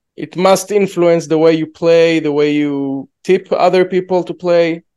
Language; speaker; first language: English; non-native, fluent; Hebrew